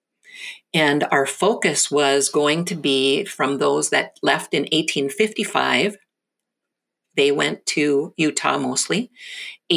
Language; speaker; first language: English; native; English